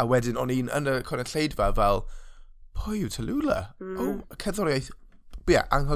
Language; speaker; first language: Welsh; non-native, local second language; English